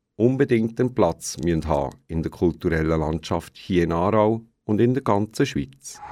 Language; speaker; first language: German; native; German